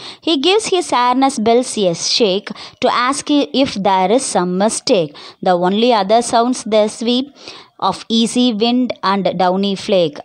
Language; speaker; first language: English; non-native, local second language; Tamil